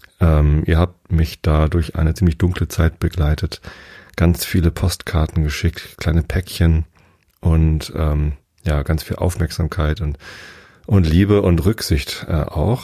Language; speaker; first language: German; native; German